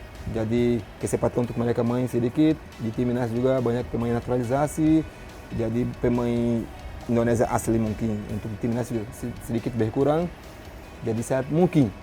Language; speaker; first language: Indonesian; non-native, fluent; Portuguese